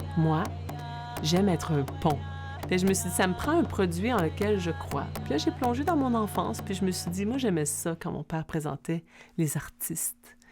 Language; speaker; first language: French; native; French